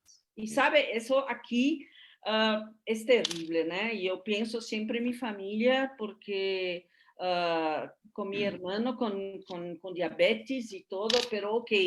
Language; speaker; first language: Spanish; non-native, fluent; Portuguese